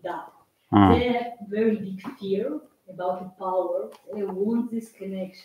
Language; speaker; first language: English; non-native, learner; Russian